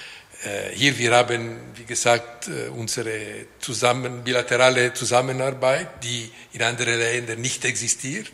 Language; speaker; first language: German; non-native, local second language; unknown